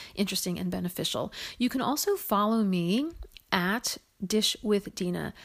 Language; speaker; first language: English; native; English